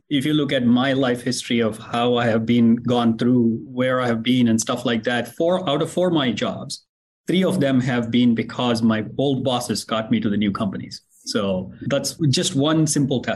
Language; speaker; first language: English; non-native, local second language; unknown